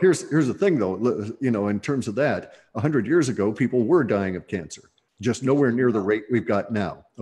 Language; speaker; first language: English; native; English